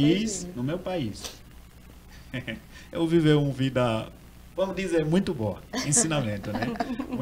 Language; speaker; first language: Portuguese; non-native, learner; Swahili